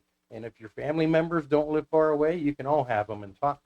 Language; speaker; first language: English; native; English